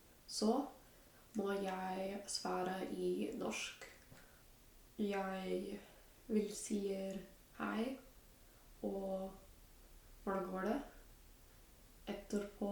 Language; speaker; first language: Norwegian; non-native, learner; English